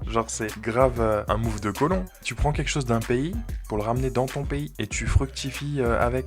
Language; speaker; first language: French; native; French